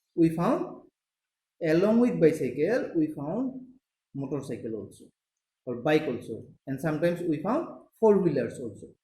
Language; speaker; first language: English; non-native, local second language; Assamese